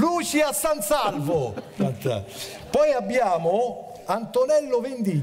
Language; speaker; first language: Italian; native; Italian